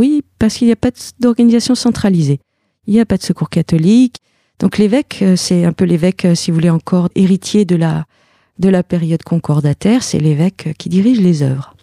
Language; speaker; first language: French; native; French